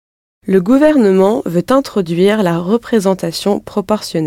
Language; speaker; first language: French; non-native, learner; English